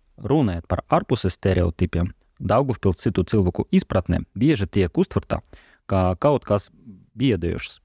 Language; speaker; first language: Latvian; non-native, local second language; Russian